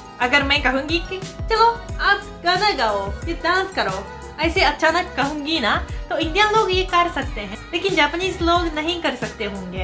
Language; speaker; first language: Hindi; non-native, fluent; Japanese